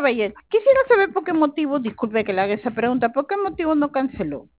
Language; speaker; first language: Spanish; native; Spanish